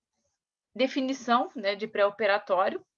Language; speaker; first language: Portuguese; native; Portuguese